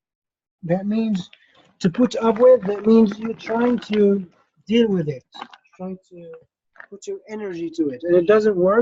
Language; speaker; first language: English; non-native, fluent; Arabic